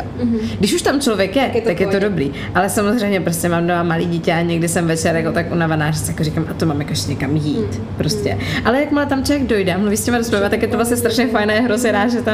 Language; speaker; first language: Czech; native; Czech